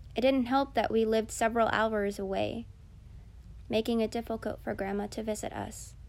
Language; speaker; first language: English; early bilingual, other home language; Filipino